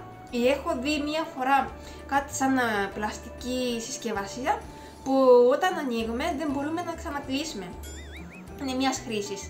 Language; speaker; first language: Greek; non-native, fluent; Japanese